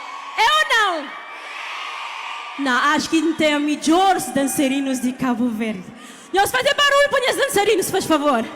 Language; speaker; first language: Portuguese; non-native, local second language; Kabuverdianu